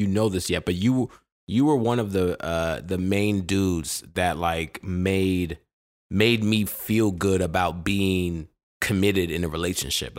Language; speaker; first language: English; native; English